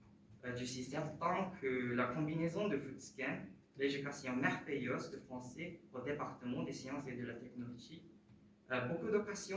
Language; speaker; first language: French; non-native, fluent; Japanese